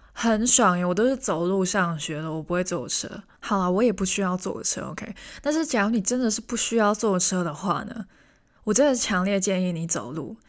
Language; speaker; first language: Chinese; non-native, local second language; Cantonese